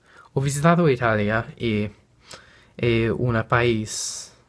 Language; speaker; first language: Italian; non-native, learner; English